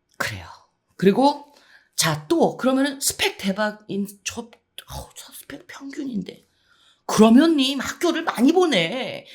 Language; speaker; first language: Korean; early bilingual, heritage; Korean